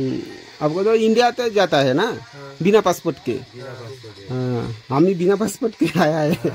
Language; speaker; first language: Hindi; non-native, local second language; Bangla